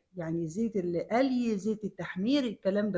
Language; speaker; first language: Arabic; native; Arabic